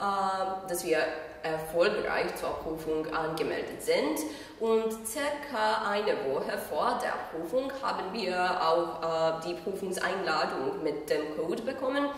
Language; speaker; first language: German; non-native, fluent; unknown